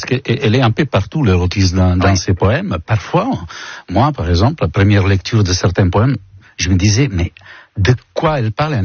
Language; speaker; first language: French; non-native, fluent; Italian